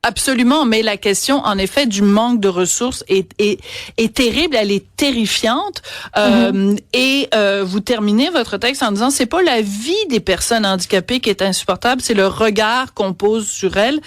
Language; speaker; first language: French; native; French